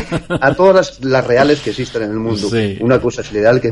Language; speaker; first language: Spanish; native; Spanish